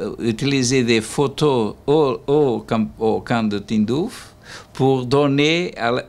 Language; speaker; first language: French; non-native, learner; Portuguese